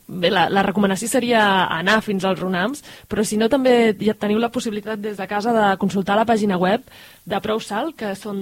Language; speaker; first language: Catalan; native; Catalan